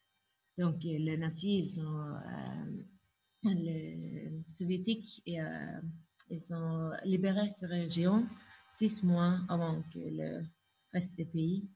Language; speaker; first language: French; non-native, fluent; Norwegian